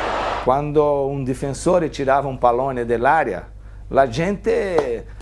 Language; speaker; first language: Italian; non-native, fluent; Portuguese